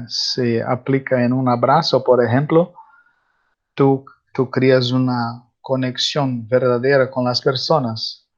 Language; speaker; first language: Spanish; non-native, learner; Portuguese